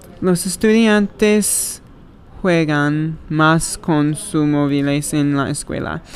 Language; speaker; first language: Spanish; non-native, learner; English